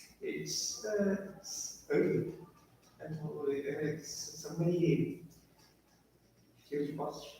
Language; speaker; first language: English; non-native, learner; Portuguese